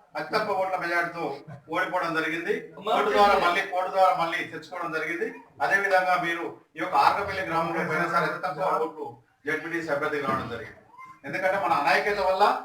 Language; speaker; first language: Telugu; native; Telugu